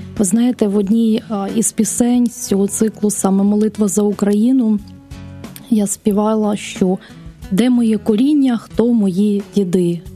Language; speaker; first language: Ukrainian; native; Ukrainian